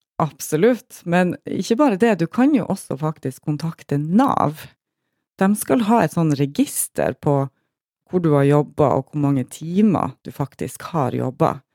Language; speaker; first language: Norwegian; native; Norwegian